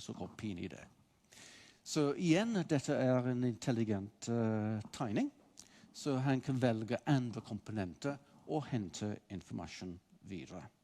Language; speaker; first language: Norwegian; non-native, fluent; English